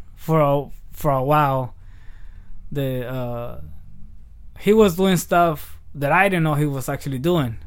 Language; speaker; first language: English; early bilingual, other home language; Spanish